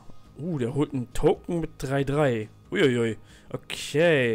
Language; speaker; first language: German; native; German